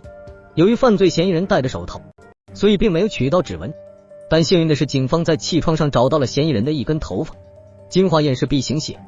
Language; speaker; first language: Chinese; native; Chinese